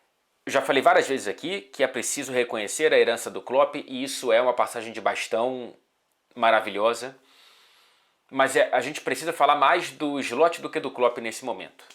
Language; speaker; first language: Portuguese; native; Portuguese